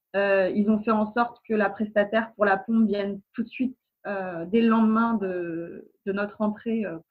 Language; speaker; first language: French; native; French